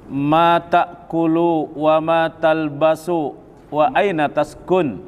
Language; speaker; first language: Arabic; non-native, fluent; Indonesian